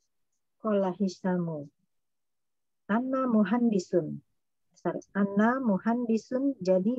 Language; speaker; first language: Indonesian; native; Indonesian